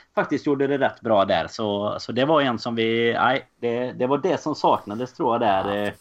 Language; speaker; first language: Swedish; native; Swedish